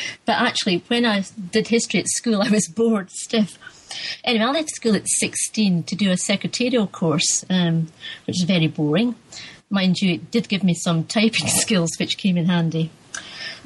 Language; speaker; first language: English; native; English